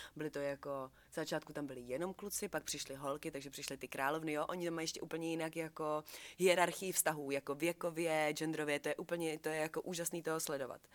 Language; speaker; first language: Czech; native; Czech